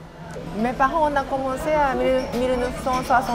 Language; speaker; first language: French; non-native, learner; Japanese